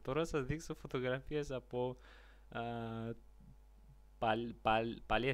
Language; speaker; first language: Greek; non-native, learner; Bulgarian